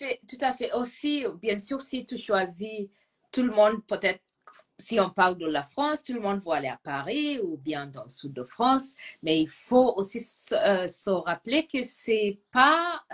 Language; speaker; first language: French; non-native, fluent; Gusii